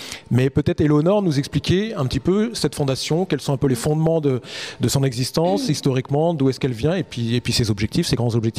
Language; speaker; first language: French; native; French